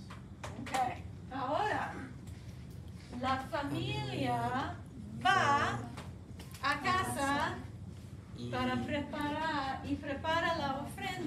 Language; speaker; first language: Spanish; non-native, fluent; English